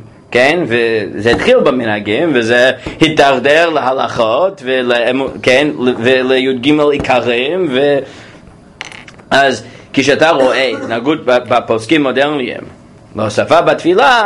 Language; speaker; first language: Hebrew; non-native, fluent; English